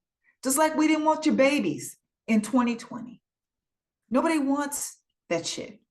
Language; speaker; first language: English; native; English